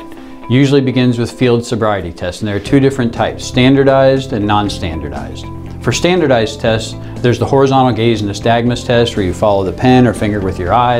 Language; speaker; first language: English; native; English